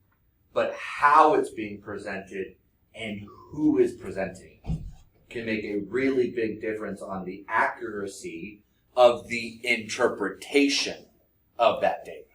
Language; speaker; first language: English; native; English